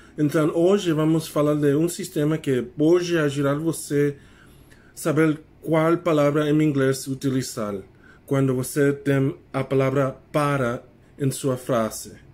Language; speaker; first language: Portuguese; non-native, learner; English